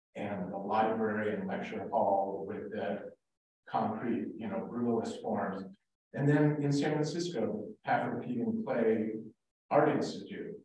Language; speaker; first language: English; native; English